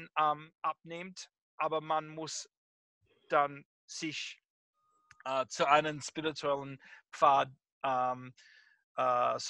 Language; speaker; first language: German; non-native, fluent; English